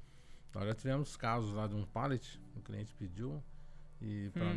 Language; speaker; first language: Portuguese; native; Portuguese